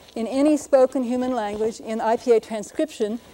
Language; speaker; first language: English; native; English